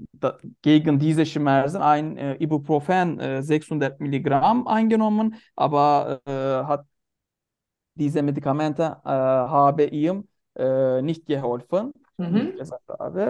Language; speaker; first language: German; non-native, learner; Turkish